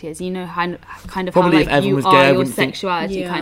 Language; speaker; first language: English; native; English